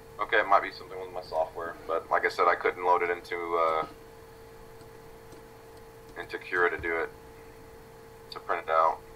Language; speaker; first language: English; native; English